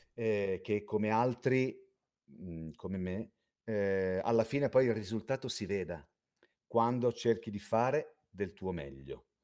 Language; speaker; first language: Italian; native; Italian